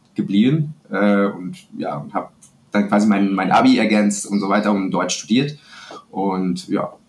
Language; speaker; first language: German; non-native, fluent; Spanish